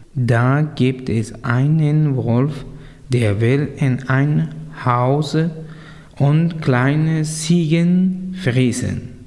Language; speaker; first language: German; non-native, learner; Persian